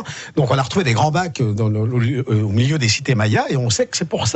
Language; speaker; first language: French; native; French